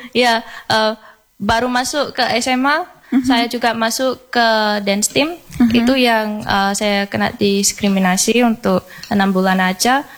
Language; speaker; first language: Indonesian; early bilingual, heritage; English